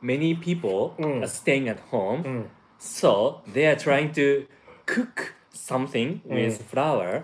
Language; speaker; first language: English; non-native, fluent; Japanese